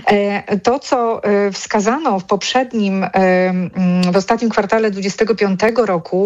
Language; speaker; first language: Polish; native; Polish